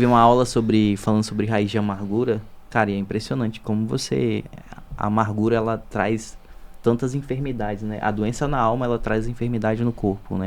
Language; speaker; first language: Portuguese; native; Portuguese